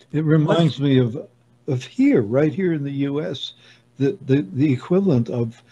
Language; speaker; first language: English; native; English